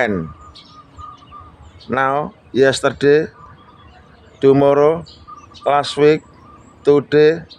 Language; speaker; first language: English; non-native, learner; Indonesian